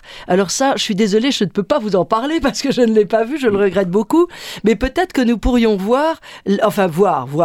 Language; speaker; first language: French; native; French